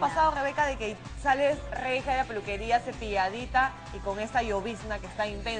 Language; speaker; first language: Spanish; native; Spanish